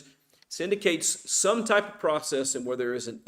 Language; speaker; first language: English; native; English